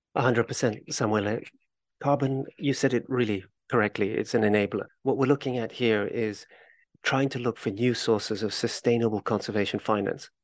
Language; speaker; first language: English; native; English